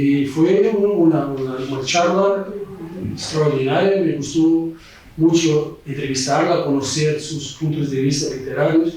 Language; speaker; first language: Spanish; non-native, fluent; Portuguese